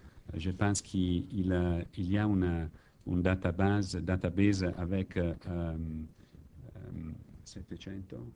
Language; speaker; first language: French; non-native, learner; Italian